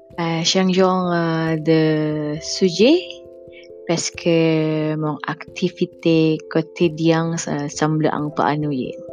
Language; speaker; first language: French; non-native, learner; Indonesian